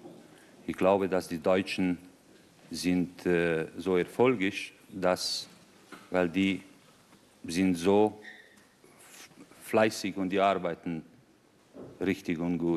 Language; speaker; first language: German; non-native, fluent; Romanian